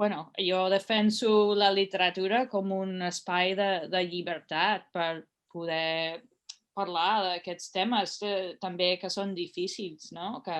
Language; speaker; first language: Catalan; non-native, fluent; English